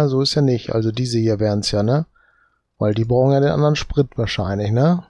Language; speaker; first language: German; native; German